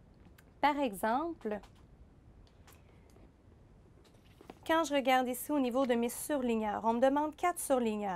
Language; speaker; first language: French; native; French